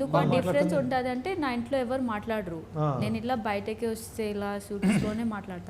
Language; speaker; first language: Telugu; non-native, learner; Odia